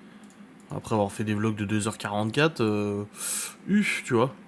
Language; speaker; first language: French; native; French